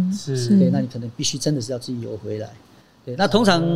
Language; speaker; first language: Chinese; native; Chinese